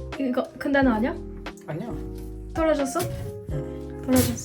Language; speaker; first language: Korean; non-native, learner; French